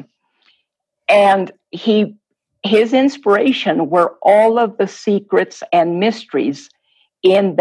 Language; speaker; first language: English; non-native, fluent; Spanish